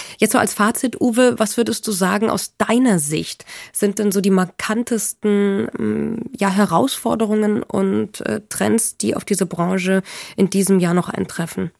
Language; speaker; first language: German; native; German